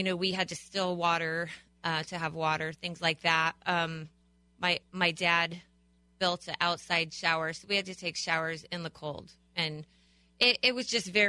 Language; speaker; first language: English; native; English